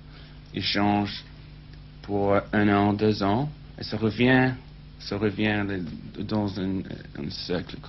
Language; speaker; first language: French; non-native, learner; English